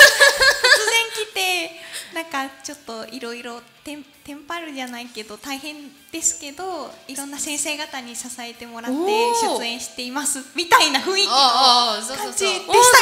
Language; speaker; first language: Japanese; native; Japanese